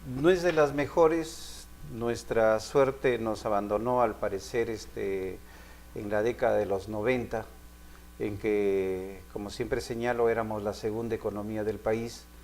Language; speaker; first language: Spanish; native; Spanish